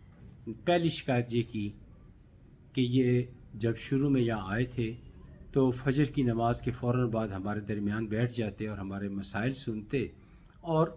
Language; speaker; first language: Urdu; native; Urdu